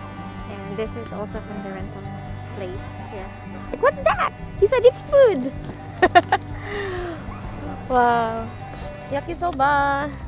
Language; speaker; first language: English; non-native, local second language; Filipino